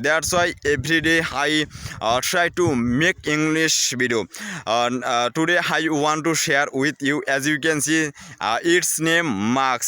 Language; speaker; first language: English; non-native, learner; Bangla